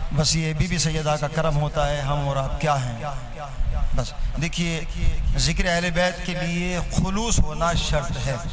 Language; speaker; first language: Urdu; native; Urdu